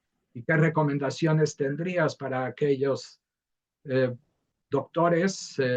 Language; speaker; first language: Spanish; native; Spanish